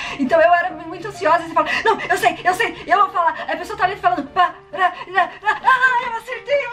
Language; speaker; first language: Portuguese; native; Portuguese